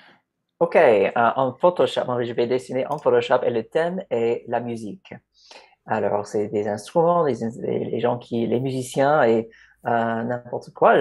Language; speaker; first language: French; non-native, fluent; English